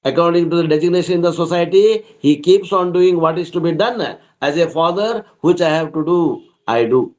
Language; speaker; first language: English; non-native, local second language; Kannada